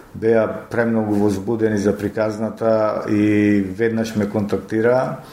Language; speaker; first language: Macedonian; native; Macedonian